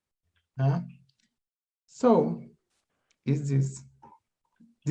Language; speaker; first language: English; non-native, learner; Portuguese